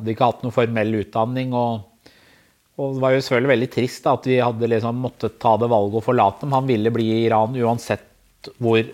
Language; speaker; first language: Norwegian; native; Norwegian